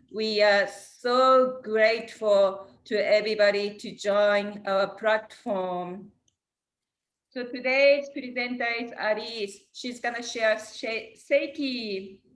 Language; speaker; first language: English; non-native, learner; Japanese